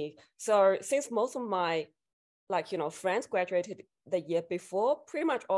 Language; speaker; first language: English; non-native, fluent; Chinese